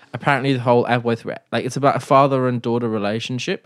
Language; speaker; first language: English; native; English